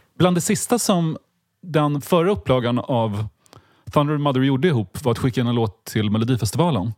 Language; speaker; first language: Swedish; native; Swedish